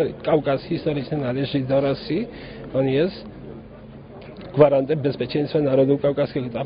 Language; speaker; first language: Polish; non-native, fluent; Georgian